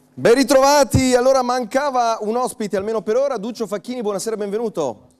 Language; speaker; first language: Italian; native; Italian